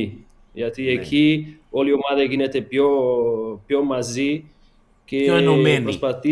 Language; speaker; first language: Greek; non-native, learner; Portuguese